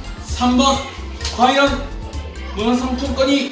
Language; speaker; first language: Korean; native; Korean